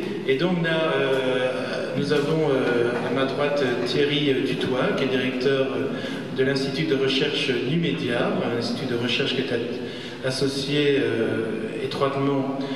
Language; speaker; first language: French; native; French